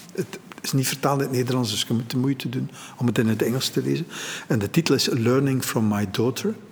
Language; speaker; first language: Dutch; native; Dutch